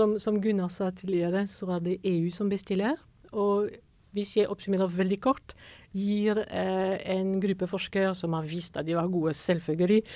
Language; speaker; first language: Norwegian; non-native, fluent; French